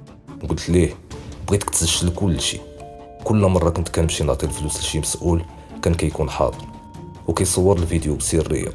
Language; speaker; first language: Arabic; native; Arabic